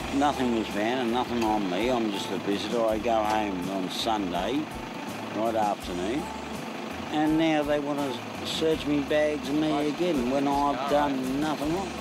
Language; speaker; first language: English; native; English